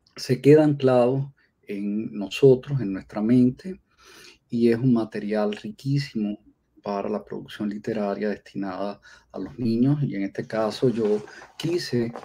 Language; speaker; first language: Spanish; native; Spanish